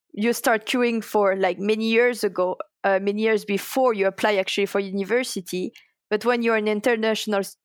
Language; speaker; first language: English; non-native, fluent; French